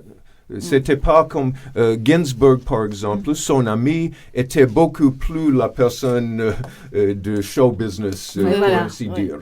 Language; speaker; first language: French; non-native, fluent; English